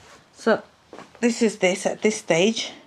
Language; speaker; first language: English; native; English